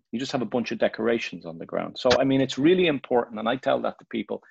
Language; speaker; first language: English; native; English